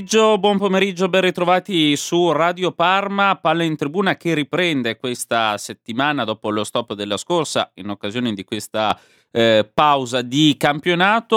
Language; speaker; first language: Italian; native; Italian